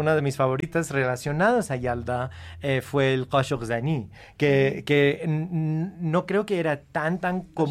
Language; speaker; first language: Spanish; early bilingual, heritage; Spanish